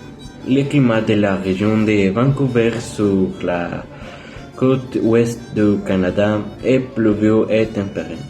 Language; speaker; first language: French; non-native, learner; Spanish